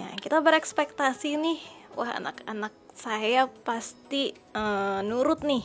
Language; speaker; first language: Indonesian; native; Indonesian